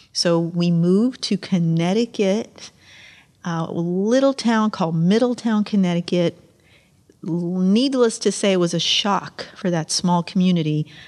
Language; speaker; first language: English; early bilingual, other home language; Amharic